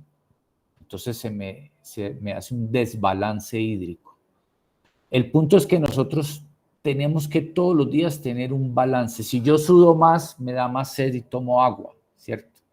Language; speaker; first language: Spanish; native; Spanish